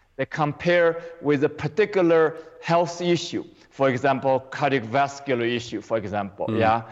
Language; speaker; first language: English; non-native, fluent; Chinese